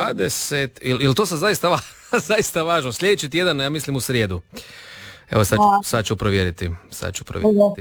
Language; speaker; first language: Serbian; native; Serbian